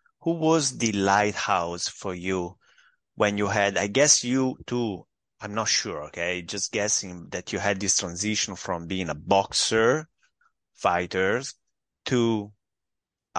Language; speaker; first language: English; non-native, fluent; Italian